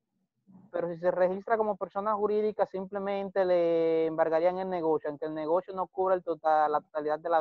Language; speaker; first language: Spanish; native; Spanish